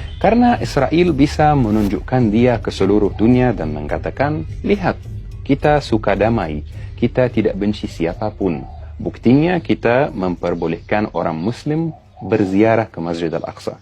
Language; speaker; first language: Indonesian; non-native, fluent; Arabic